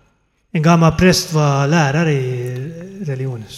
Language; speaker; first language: Swedish; non-native, fluent; Finnish